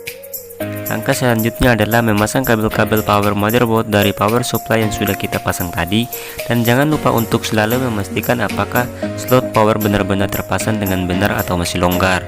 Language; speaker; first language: Indonesian; native; Indonesian